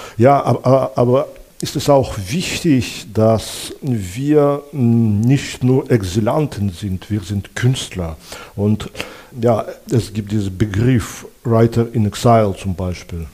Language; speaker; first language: German; non-native, fluent; Belarusian